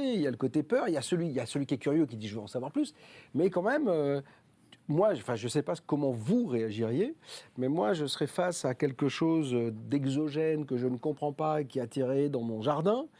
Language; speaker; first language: French; native; French